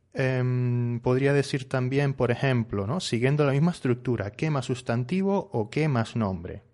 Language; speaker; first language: Spanish; native; Spanish